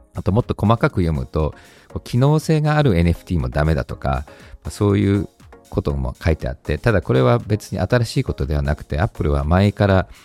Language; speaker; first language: Japanese; early bilingual, heritage; Japanese